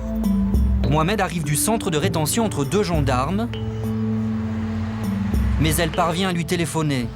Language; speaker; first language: French; native; French